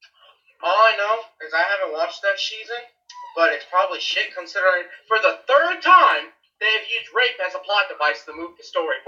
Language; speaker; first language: English; native; English